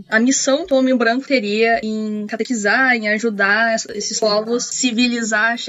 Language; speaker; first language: Portuguese; native; Portuguese